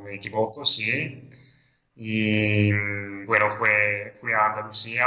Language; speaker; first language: Spanish; non-native, fluent; Italian